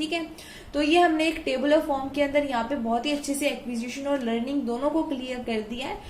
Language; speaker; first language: Hindi; native; Hindi